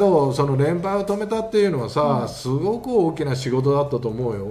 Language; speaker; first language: Japanese; native; Japanese